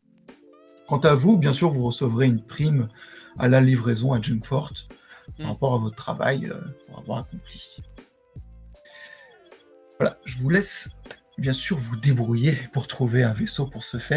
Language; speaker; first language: French; native; French